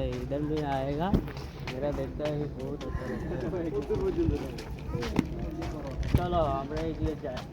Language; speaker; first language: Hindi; non-native, learner; Bangla